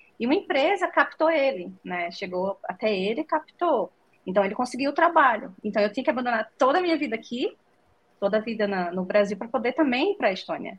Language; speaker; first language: Portuguese; native; Portuguese